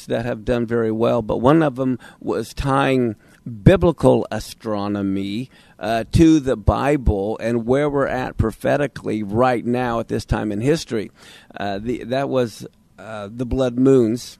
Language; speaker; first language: English; native; English